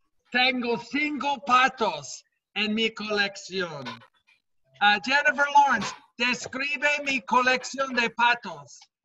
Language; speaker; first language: Spanish; non-native, fluent; English